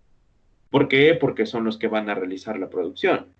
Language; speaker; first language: Spanish; native; Spanish